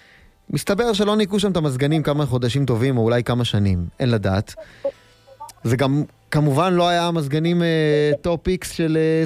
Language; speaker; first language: Hebrew; native; Hebrew